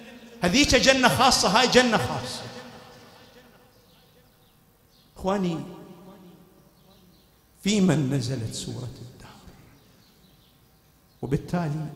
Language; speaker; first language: Arabic; native; Arabic